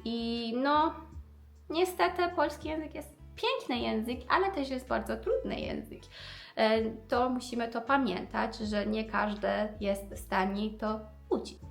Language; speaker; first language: Polish; non-native, fluent; Persian